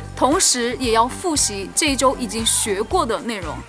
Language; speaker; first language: Chinese; native; Chinese